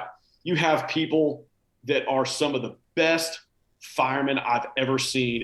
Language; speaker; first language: English; native; English